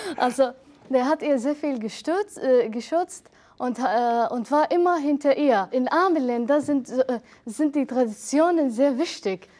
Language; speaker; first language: German; non-native, fluent; Arabic